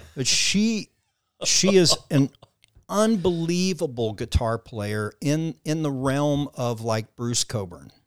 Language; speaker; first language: English; native; English